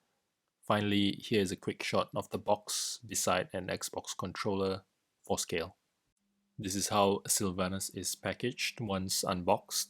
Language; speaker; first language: English; native; English